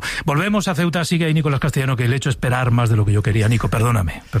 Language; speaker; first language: Spanish; native; Spanish